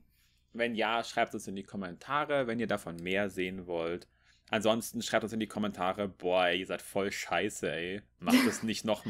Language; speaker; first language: German; native; German